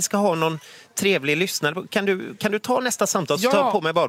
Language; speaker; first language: Swedish; native; Swedish